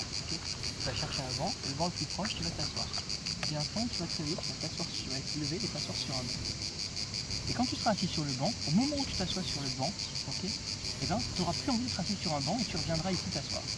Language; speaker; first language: French; native; French